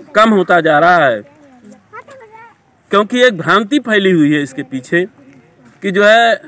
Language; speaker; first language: Hindi; native; Hindi